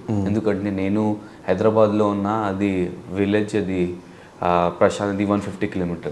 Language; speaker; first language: Telugu; non-native, learner; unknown